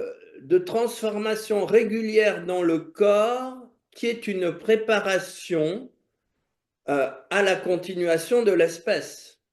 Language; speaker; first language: French; native; French